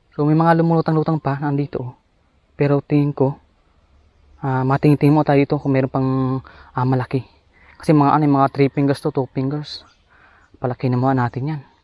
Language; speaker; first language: Filipino; non-native, local second language; Bikol